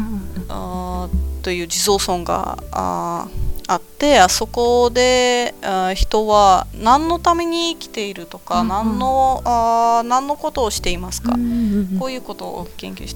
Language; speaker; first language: Japanese; non-native, fluent; Latvian